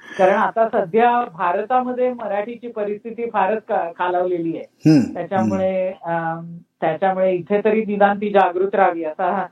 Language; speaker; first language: Marathi; native; Marathi